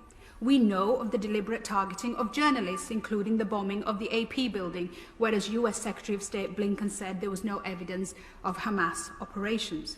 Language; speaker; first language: English; native; English